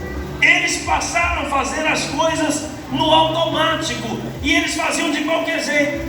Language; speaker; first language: Portuguese; native; Portuguese